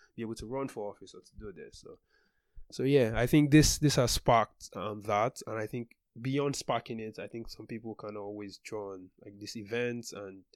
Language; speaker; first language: English; non-native, local second language; Yoruba